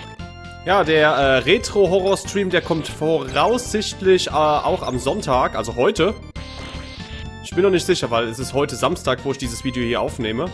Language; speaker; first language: German; native; German